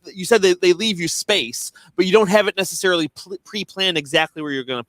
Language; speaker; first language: English; native; English